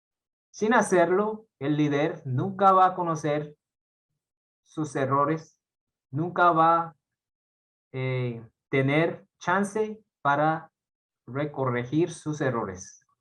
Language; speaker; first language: Spanish; non-native, fluent; Korean